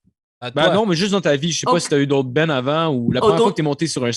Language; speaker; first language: French; native; French